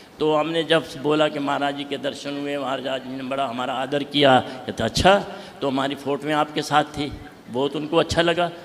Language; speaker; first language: Hindi; native; Hindi